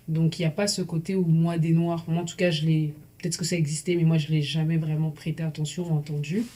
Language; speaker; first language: French; non-native, local second language; Lingala